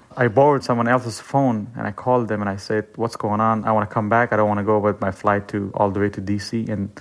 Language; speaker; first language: English; non-native, fluent; Persian